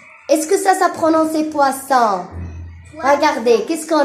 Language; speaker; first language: French; non-native, local second language; Arabic